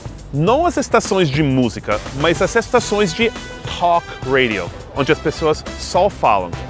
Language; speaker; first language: Portuguese; non-native, fluent; English